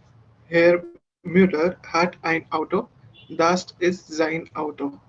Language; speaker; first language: German; non-native, learner; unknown